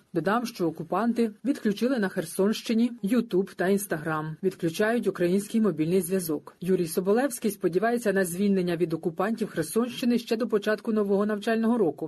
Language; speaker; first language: Ukrainian; native; Ukrainian